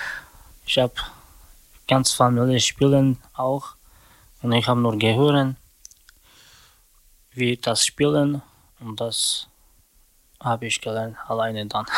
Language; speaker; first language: German; non-native, learner; Romany